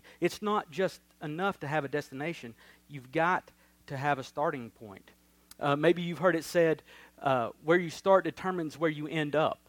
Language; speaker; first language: English; native; English